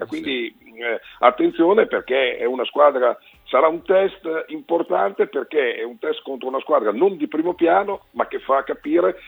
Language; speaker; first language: Italian; native; Italian